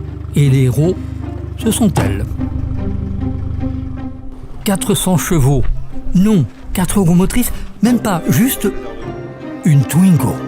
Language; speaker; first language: French; native; French